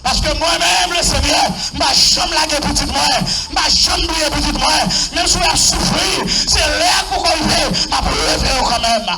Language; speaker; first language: French; non-native, local second language; Haitian Creole